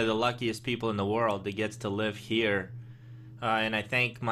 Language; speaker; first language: English; early bilingual, other home language; Russian